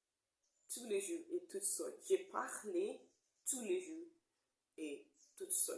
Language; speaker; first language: French; non-native, learner; English